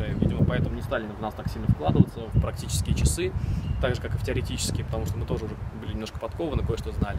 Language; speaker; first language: Russian; native; Russian